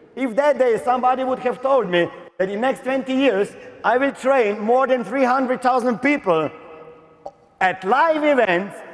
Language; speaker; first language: English; non-native, fluent; Slovenian